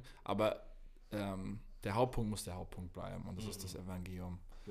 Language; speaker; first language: German; native; German